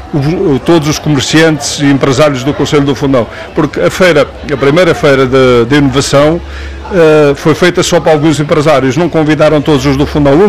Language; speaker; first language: Portuguese; native; Portuguese